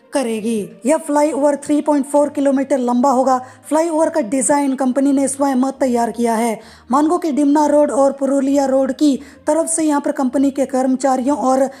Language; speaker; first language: Hindi; native; Hindi